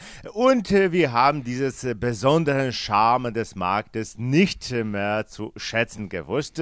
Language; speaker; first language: German; non-native, fluent; Polish